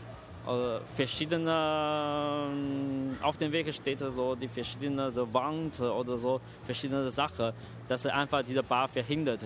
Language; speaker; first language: German; non-native, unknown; Chinese